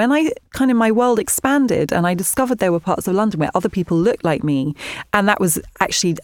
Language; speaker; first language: English; native; English